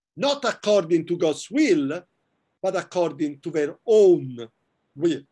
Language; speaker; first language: English; non-native, fluent; Italian